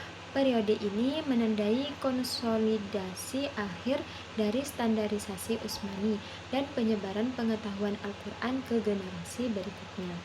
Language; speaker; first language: Indonesian; non-native, local second language; Madurese